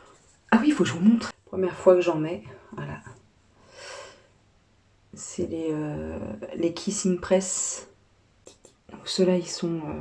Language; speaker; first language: French; native; French